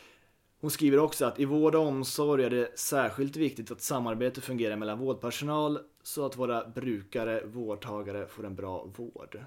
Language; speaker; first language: Swedish; native; Swedish